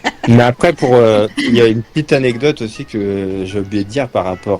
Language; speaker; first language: French; native; French